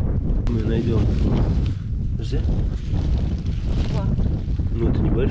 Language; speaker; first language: Russian; native; Russian